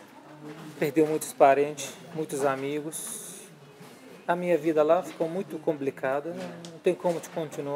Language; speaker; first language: Portuguese; non-native, learner; Arabic